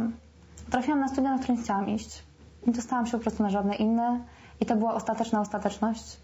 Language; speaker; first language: Polish; native; Polish